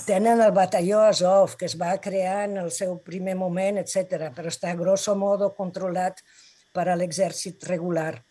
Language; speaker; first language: Catalan; non-native, local second language; Spanish